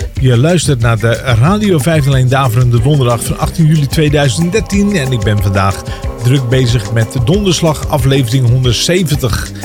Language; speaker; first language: Dutch; native; Dutch